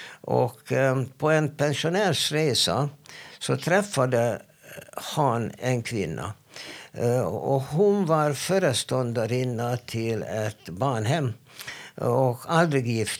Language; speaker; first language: Swedish; non-native, fluent; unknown